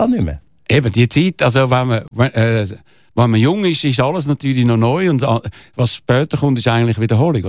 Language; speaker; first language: German; native; German